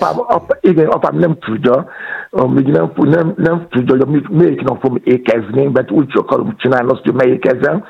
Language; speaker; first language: Hungarian; non-native, fluent; Yoruba